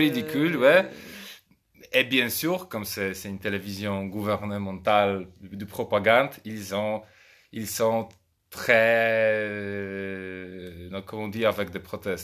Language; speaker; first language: French; non-native, fluent; Polish